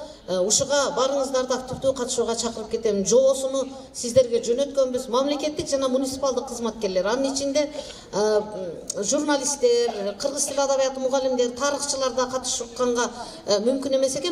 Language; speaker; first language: Kyrgyz; native; Kyrgyz